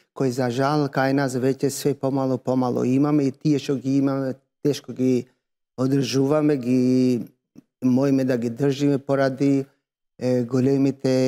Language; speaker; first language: Macedonian; non-native, local second language; Albanian